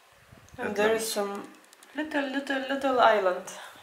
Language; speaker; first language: English; non-native, fluent; Lithuanian